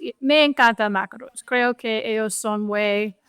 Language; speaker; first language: Spanish; non-native, fluent; English